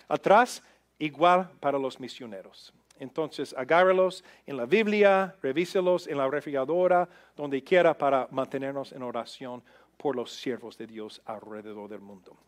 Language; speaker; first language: Spanish; non-native, fluent; English